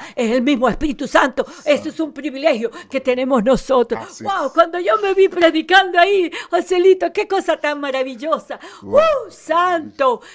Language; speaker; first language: Spanish; native; Spanish